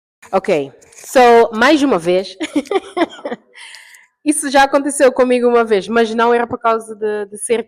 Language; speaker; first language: Portuguese; non-native, fluent; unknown